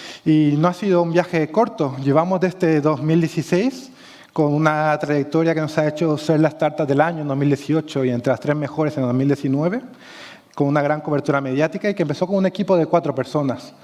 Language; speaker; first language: Spanish; native; Spanish